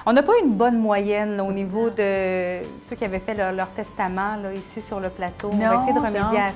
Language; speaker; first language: French; native; French